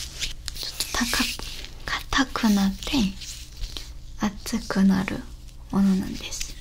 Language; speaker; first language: Japanese; non-native, learner; Korean